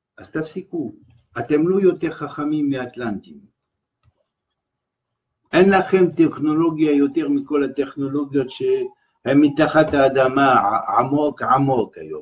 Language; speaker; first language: Hebrew; non-native, fluent; French